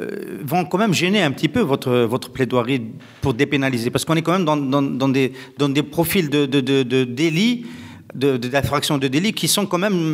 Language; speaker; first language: French; non-native, local second language; Arabic